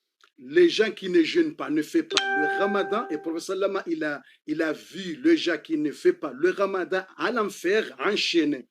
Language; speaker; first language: French; non-native, learner; Comorian